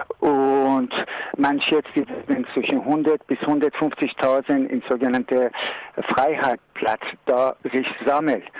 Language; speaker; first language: German; non-native, learner; Persian